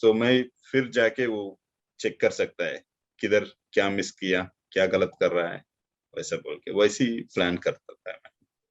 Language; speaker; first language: Hindi; non-native, local second language; Telugu